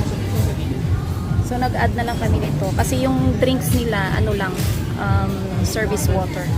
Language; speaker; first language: Filipino; non-native, local second language; Hiligaynon